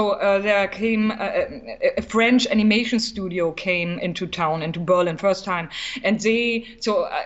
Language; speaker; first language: English; non-native, fluent; German